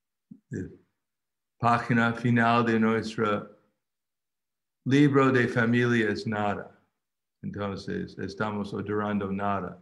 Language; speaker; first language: Spanish; non-native, fluent; English